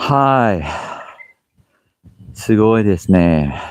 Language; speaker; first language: Japanese; non-native, learner; English